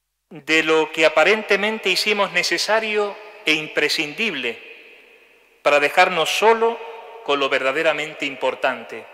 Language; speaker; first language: Spanish; native; Spanish